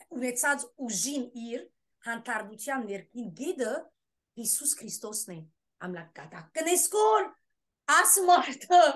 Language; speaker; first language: Armenian; early bilingual, heritage; Armenian